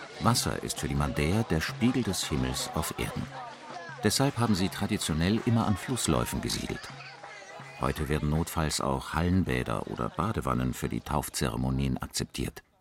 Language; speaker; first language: German; native; German